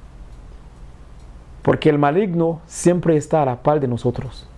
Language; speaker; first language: Spanish; non-native, fluent; Haitian Creole